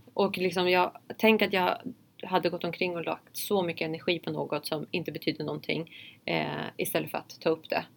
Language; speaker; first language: Swedish; early bilingual, other home language; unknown